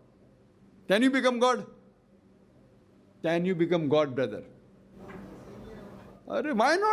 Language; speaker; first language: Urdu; non-native, fluent; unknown